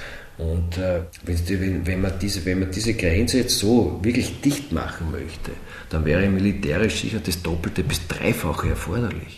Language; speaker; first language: German; native; German